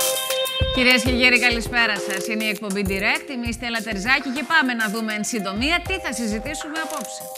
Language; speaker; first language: Greek; native; Greek